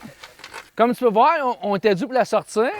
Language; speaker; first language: French; native; French